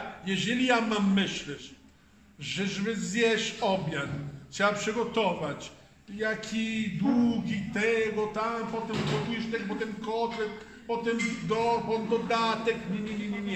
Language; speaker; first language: Polish; non-native, fluent; Italian